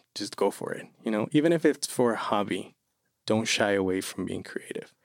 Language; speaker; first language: English; non-native, fluent; Spanish